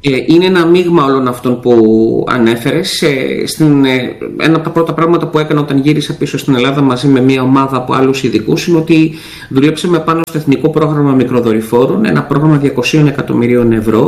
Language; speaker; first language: Greek; native; Greek